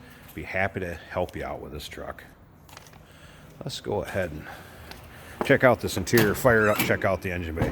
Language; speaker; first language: English; native; English